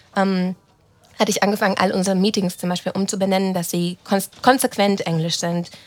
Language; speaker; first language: German; early bilingual, other home language; Romanian